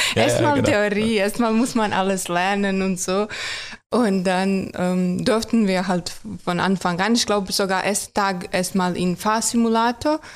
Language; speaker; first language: German; non-native, fluent; Croatian